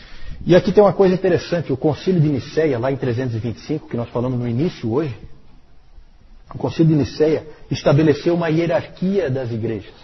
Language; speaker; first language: Portuguese; native; Portuguese